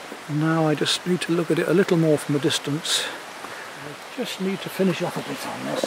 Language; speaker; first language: English; native; English